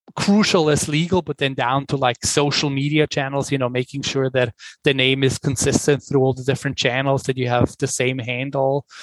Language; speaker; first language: English; non-native, fluent; Swiss German